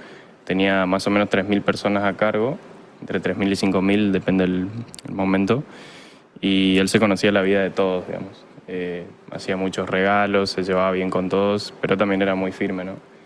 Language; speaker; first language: Spanish; native; Spanish